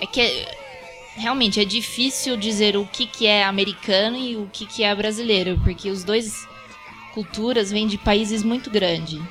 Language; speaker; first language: Portuguese; early bilingual, heritage; Portuguese